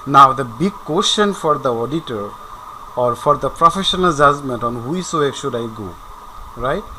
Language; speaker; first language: English; non-native, local second language; Bangla